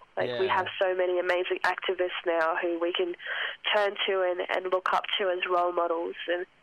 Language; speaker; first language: English; non-native, local second language; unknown